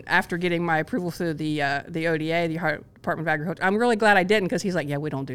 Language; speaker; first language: English; native; English